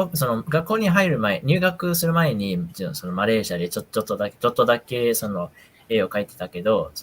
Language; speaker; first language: Japanese; non-native, fluent; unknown